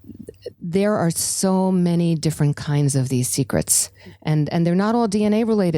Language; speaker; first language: English; native; English